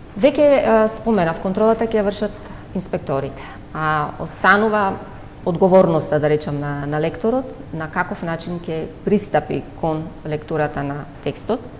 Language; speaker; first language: Macedonian; native; Macedonian